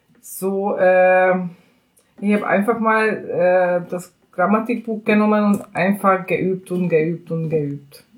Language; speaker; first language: German; non-native, fluent; Hungarian